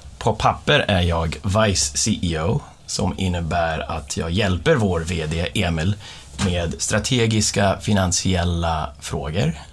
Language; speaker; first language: Swedish; non-native, fluent; English